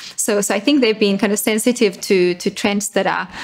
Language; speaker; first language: English; non-native, fluent; Finnish